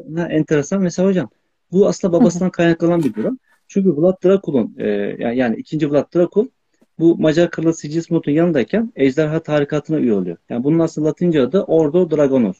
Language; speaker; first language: Turkish; native; Turkish